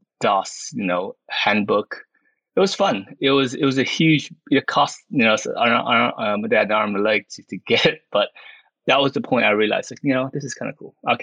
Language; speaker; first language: English; early bilingual, other home language; Min Nan Chinese